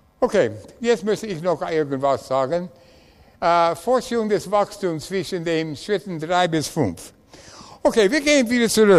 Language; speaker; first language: German; non-native, learner; English